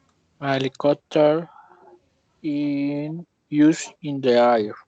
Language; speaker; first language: English; non-native, learner; Spanish